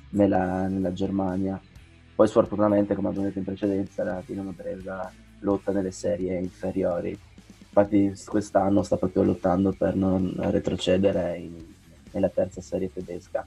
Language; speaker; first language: Italian; native; Italian